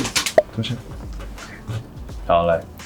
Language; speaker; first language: Chinese; native; Chinese